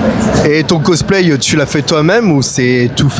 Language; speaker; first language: French; native; French